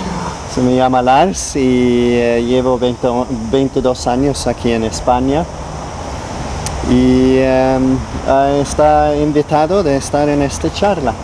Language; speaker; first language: Spanish; non-native, learner; Swedish